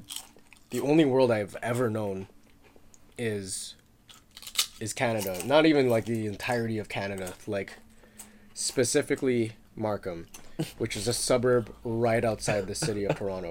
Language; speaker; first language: English; native; English